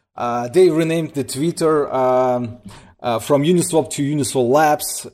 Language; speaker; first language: English; early bilingual, other home language; Russian